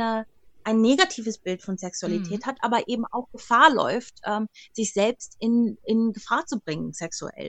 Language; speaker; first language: German; native; German